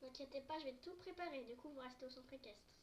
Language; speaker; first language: French; native; French